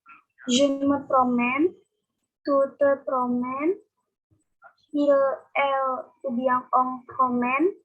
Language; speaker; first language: French; non-native, learner; Indonesian